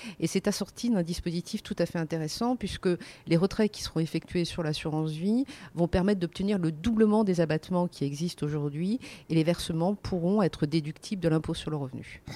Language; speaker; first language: French; native; French